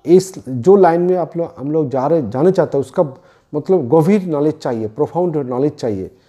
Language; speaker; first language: Hindi; non-native, local second language; Bangla